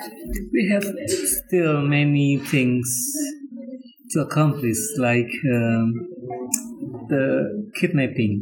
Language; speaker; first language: English; non-native, learner; Indonesian